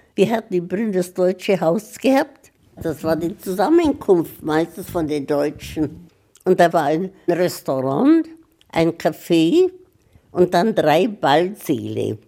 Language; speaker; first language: German; early bilingual, heritage; Czech